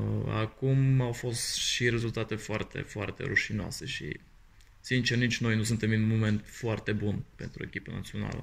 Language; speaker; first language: Romanian; non-native, fluent; Bulgarian